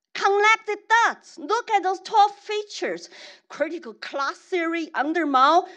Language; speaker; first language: English; non-native, fluent; Chinese